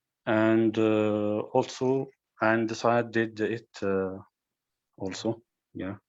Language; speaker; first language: English; non-native, fluent; Arabic